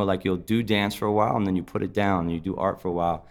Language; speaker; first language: English; native; English